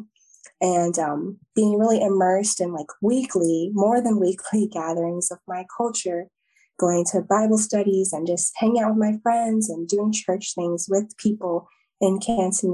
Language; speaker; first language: English; native; English